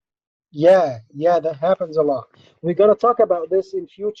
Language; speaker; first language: English; non-native, fluent; Arabic